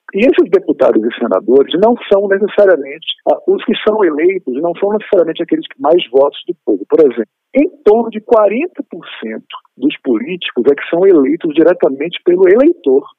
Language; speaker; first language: Portuguese; native; Portuguese